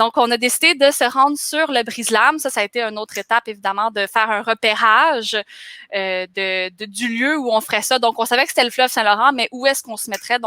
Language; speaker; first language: French; native; French